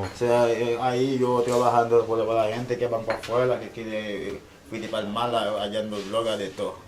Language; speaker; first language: Spanish; non-native, learner; Haitian Creole